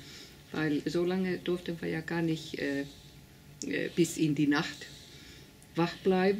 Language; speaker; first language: German; non-native, fluent; Finnish